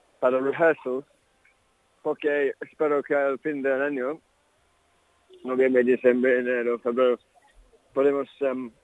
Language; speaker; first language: Spanish; non-native, learner; English